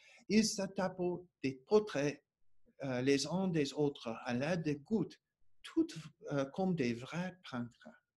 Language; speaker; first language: French; non-native, learner; English